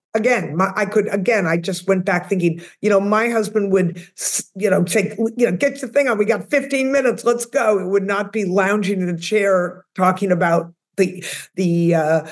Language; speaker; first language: English; native; English